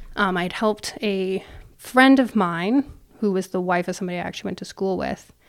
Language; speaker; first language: English; native; English